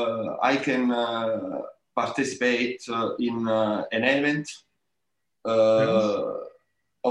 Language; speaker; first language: English; non-native, learner; Italian